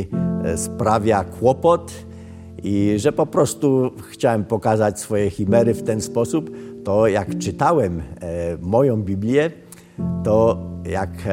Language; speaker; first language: Polish; early bilingual, other home language; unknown